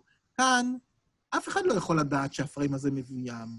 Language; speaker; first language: Hebrew; native; Hebrew